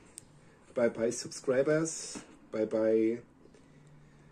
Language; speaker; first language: English; non-native, learner; German